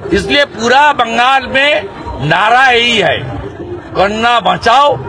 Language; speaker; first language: Hindi; non-native, local second language; Bangla